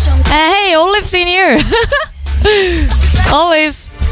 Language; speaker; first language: English; non-native, fluent; Korean